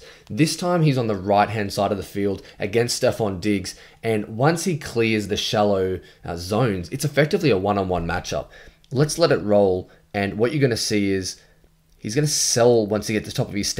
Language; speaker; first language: English; native; English